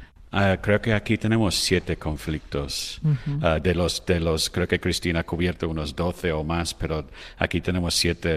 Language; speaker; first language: Spanish; non-native, fluent; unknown